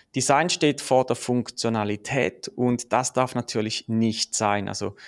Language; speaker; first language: German; native; German